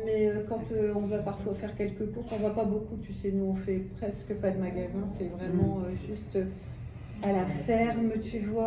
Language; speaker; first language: French; native; French